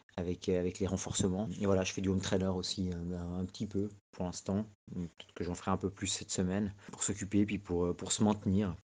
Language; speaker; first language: French; native; French